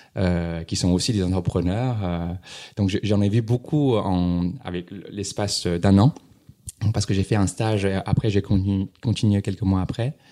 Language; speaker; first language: French; non-native, fluent; Cantonese